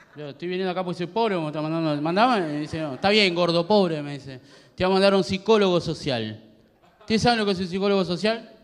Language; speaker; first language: Spanish; native; Spanish